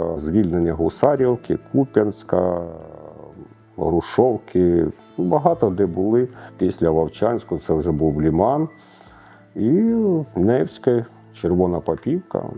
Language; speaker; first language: Ukrainian; native; Ukrainian